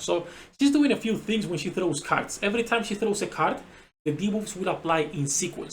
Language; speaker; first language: English; non-native, fluent; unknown